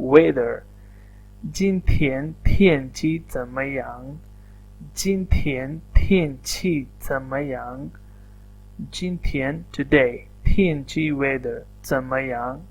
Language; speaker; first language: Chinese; non-native, fluent; Urdu